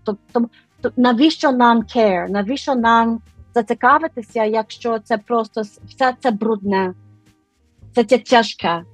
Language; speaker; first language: Ukrainian; non-native, fluent; English